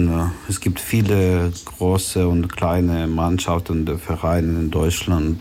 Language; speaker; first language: German; non-native, learner; Ukrainian